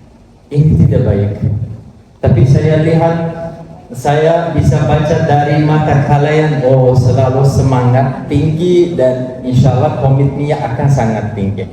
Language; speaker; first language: Indonesian; non-native, fluent; Turkish